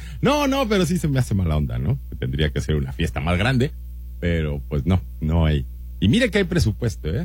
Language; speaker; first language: Spanish; native; Spanish